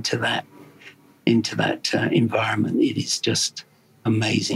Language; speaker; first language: English; native; English